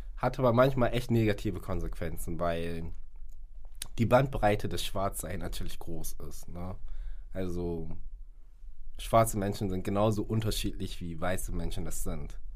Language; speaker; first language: German; early bilingual, other home language; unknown